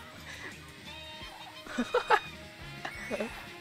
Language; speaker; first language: English; native; English